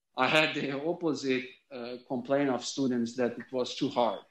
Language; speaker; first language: English; non-native, fluent; Portuguese